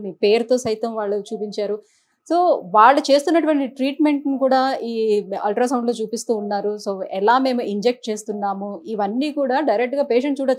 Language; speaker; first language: Telugu; native; Telugu